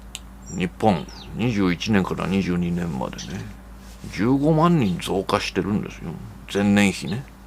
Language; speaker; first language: Japanese; native; Japanese